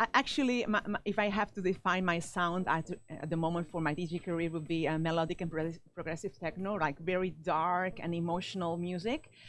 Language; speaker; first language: English; non-native, fluent; Spanish